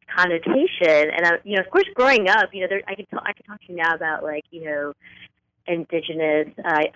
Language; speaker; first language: English; native; English